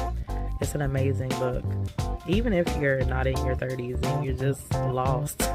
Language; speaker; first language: English; native; English